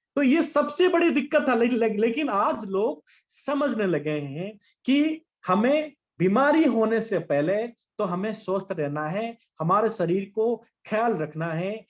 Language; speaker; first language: Hindi; non-native, local second language; Bangla